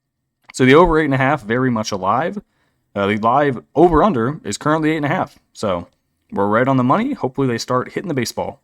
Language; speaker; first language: English; native; English